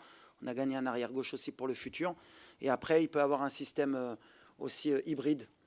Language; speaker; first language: French; native; French